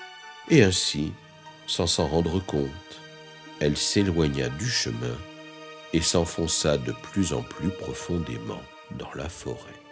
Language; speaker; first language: French; native; French